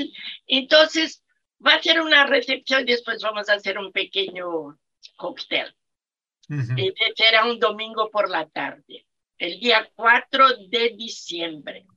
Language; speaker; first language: Spanish; non-native, fluent; Portuguese